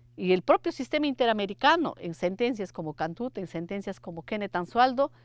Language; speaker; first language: Spanish; native; Spanish